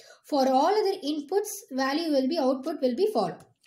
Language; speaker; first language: English; non-native, local second language; Tamil